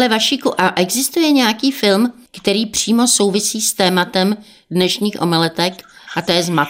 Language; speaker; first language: Czech; native; Czech